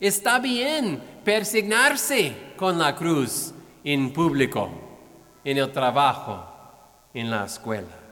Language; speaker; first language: Spanish; non-native, fluent; English